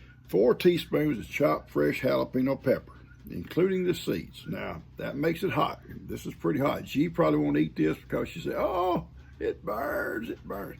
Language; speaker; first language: English; native; English